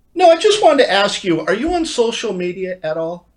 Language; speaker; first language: English; native; English